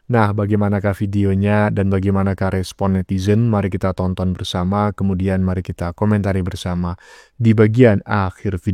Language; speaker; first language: Indonesian; native; Indonesian